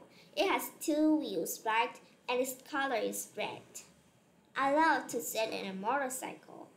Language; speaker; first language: English; non-native, learner; Vietnamese